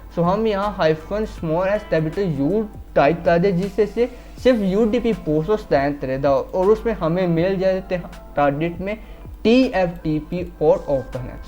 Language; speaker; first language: Urdu; non-native, local second language; Punjabi